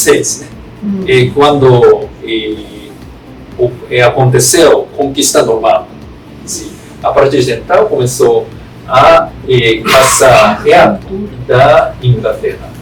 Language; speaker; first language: Portuguese; non-native, fluent; Japanese